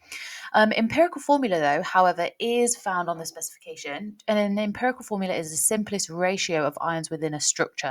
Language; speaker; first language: English; native; English